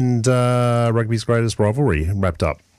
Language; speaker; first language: English; native; English